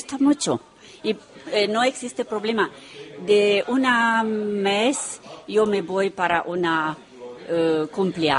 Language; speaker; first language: Spanish; non-native, learner; Romanian